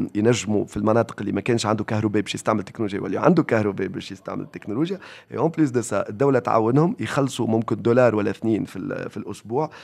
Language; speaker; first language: Arabic; native; Arabic